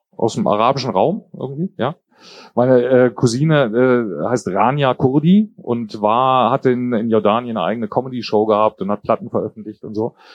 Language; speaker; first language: German; native; German